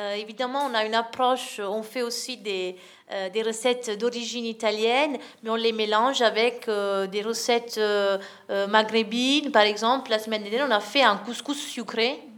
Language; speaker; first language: French; non-native, fluent; Italian